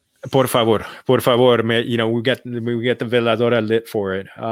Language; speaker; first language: English; native; English